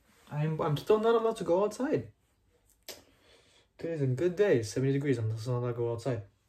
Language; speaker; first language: English; early bilingual, other home language; Spanish